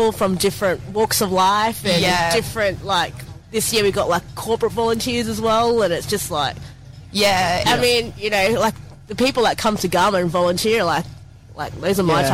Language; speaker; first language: English; native; English